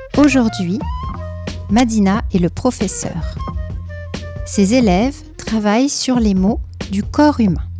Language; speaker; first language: French; native; French